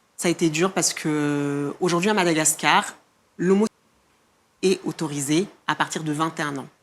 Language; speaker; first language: French; non-native, local second language; Malagasy